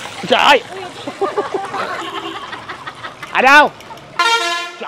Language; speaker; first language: Vietnamese; non-native, learner; English